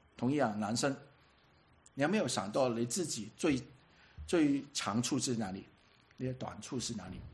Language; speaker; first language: Chinese; non-native, local second language; Cantonese